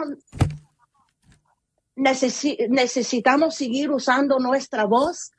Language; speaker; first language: Spanish; early bilingual, heritage; Spanish